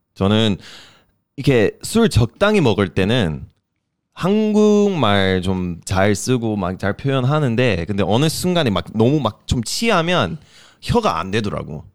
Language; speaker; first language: Korean; non-native, fluent; English